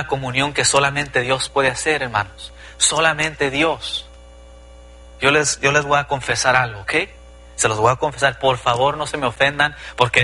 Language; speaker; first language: Spanish; early bilingual, heritage; Spanish